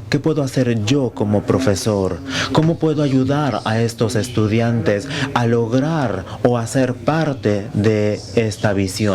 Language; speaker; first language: Spanish; non-native, fluent; Finnish